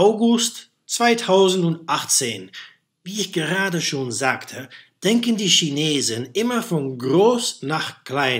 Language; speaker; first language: German; non-native, fluent; Dutch